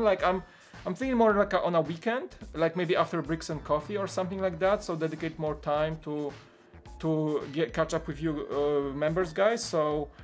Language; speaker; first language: English; non-native, fluent; Polish